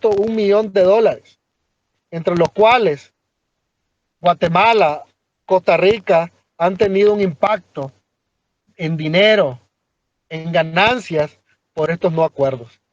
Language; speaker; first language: Spanish; native; Spanish